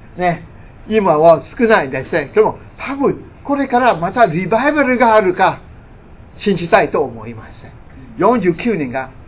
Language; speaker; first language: Japanese; non-native, fluent; English